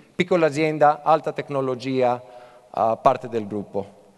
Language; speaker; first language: Italian; non-native, fluent; Greek